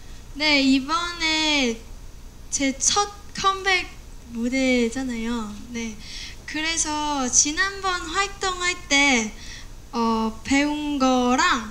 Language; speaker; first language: Korean; non-native, learner; Cantonese